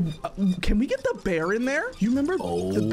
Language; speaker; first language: English; native; English